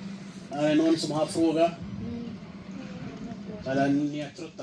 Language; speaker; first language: Swedish; non-native, fluent; Urdu